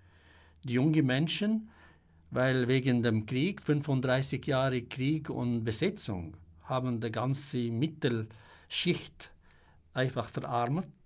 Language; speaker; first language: German; non-native, fluent; Arabic